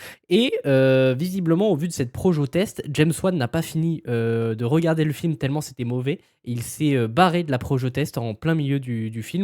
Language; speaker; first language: French; native; French